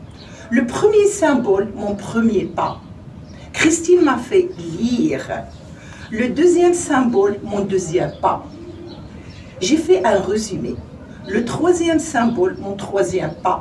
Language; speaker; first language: French; non-native, learner; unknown